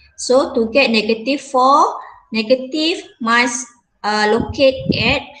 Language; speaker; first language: English; non-native, local second language; Malay